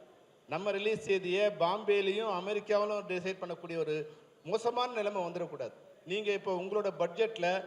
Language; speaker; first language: Tamil; native; Tamil